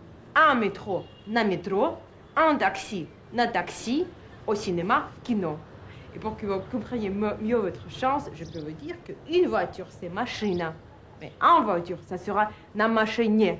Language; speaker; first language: French; non-native, fluent; Russian